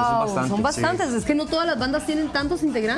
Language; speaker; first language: Spanish; native; Spanish